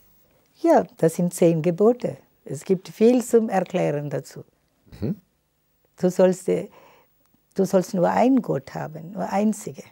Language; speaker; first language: German; non-native, fluent; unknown